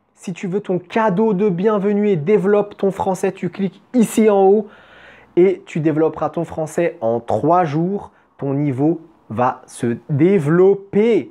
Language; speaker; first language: French; native; French